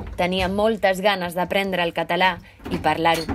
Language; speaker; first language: Catalan; non-native, local second language; Spanish